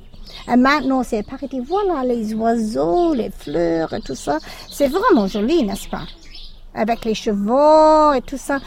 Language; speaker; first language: French; non-native, learner; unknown